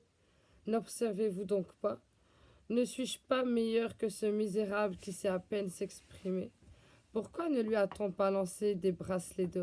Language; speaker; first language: French; native; French